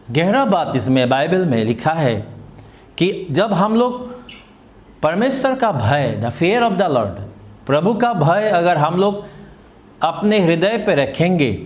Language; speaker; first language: Hindi; non-native, local second language; Assamese